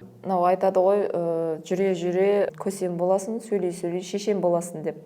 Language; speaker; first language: Kazakh; native; Kazakh